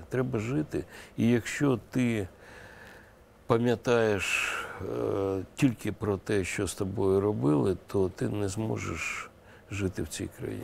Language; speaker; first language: Ukrainian; non-native, local second language; Russian